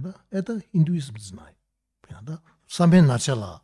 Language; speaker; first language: Russian; non-native, learner; Tibetan